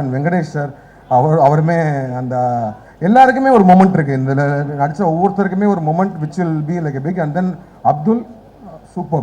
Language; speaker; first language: Tamil; native; Tamil